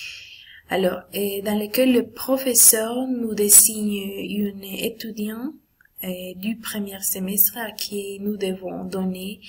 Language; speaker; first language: French; non-native, learner; Spanish